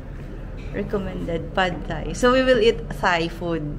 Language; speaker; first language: English; non-native, fluent; Cebuano